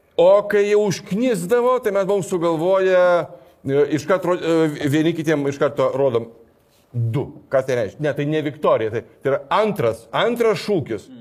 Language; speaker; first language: Lithuanian; native; Lithuanian